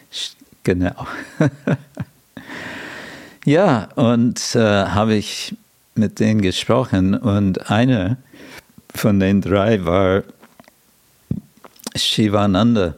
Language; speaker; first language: German; non-native, fluent; English